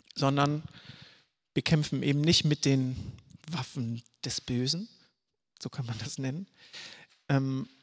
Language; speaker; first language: German; native; German